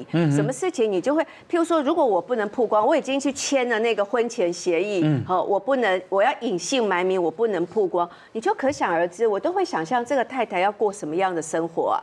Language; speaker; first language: Chinese; native; Chinese